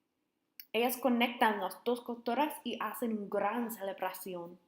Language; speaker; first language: Spanish; non-native, learner; English